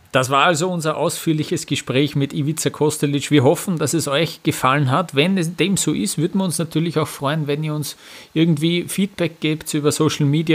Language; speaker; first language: German; native; German